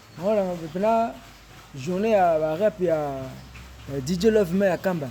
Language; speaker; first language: Lingala; native; Lingala